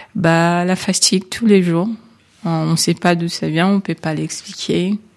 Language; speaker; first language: French; non-native, local second language; Kinyarwanda